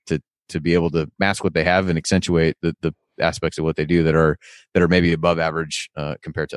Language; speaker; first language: English; native; English